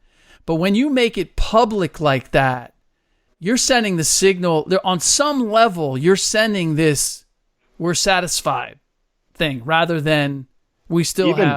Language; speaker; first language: English; native; English